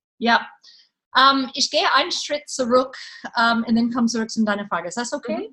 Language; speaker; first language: German; non-native, learner; English